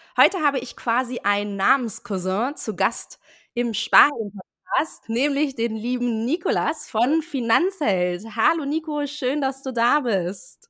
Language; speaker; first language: German; native; German